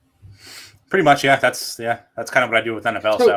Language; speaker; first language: English; native; English